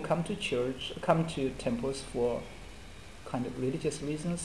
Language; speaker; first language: English; non-native, fluent; Chinese